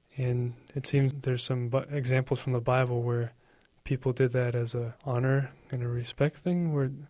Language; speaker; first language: English; native; English